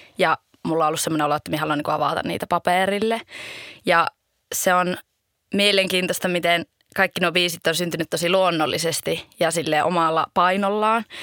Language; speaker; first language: Finnish; native; Finnish